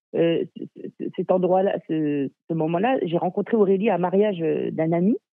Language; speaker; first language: French; native; French